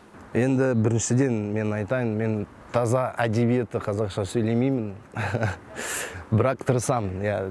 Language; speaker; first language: Kazakh; non-native, local second language; Russian